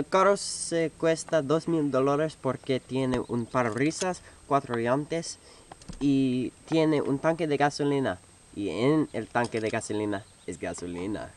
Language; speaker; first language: Spanish; non-native, learner; English